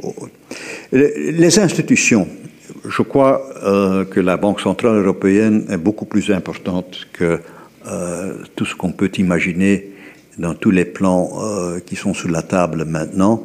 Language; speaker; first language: French; native; French